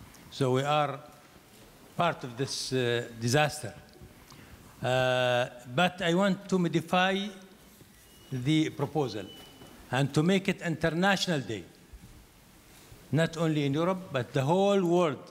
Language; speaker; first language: English; non-native, fluent; Arabic